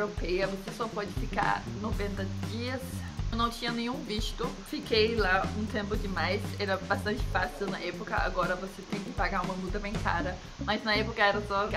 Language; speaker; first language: Portuguese; non-native, fluent; Danish